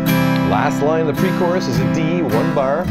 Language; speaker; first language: English; native; English